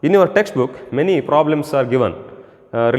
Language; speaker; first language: English; non-native, local second language; Kannada